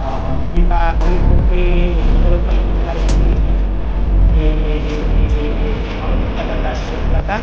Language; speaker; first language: Indonesian; non-native, learner; Korean